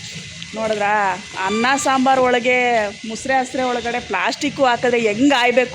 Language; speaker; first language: Kannada; native; Kannada